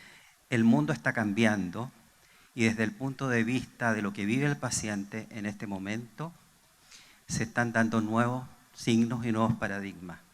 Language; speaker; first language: Spanish; native; Spanish